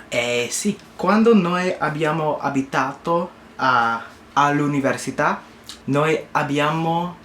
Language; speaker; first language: Italian; non-native, learner; English